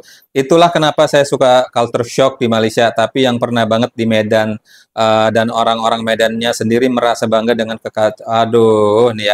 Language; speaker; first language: Indonesian; native; Indonesian